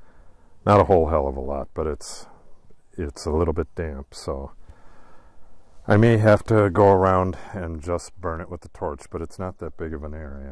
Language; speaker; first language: English; native; English